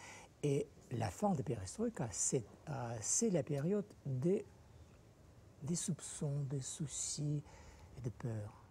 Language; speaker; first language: French; non-native, fluent; Russian